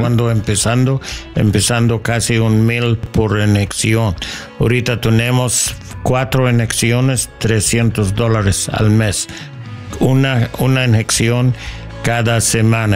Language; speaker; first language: Spanish; non-native, learner; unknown